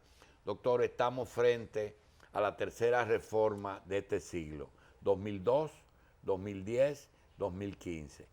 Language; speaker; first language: Spanish; native; Spanish